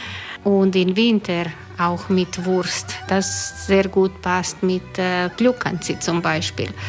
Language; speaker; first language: German; non-native, learner; Croatian